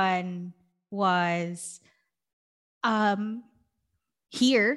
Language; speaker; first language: English; non-native, local second language; Filipino